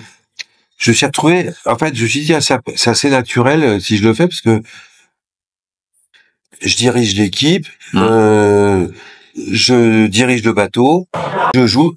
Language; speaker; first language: French; native; French